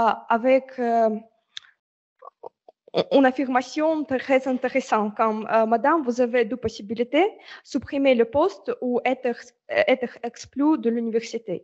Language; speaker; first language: French; non-native, learner; Russian